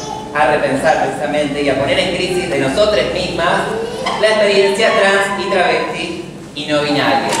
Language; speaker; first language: Spanish; native; Spanish